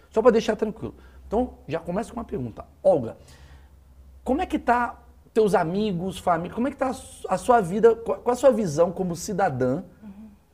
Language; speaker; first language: Portuguese; native; Portuguese